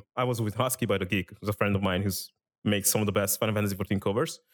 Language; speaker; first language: English; non-native, fluent; Italian